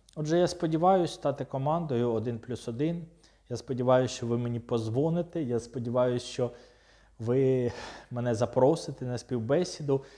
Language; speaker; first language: Ukrainian; non-native, local second language; Russian